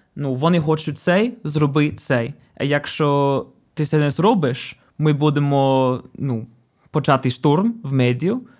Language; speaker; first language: Ukrainian; non-native, fluent; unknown